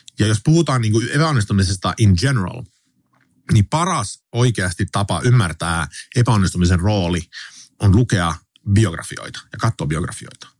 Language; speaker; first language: Finnish; early bilingual, heritage; Finnish